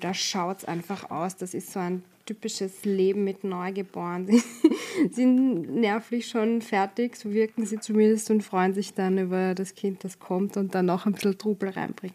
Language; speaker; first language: German; native; German